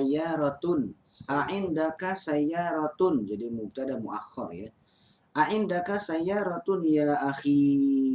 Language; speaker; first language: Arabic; non-native, fluent; Indonesian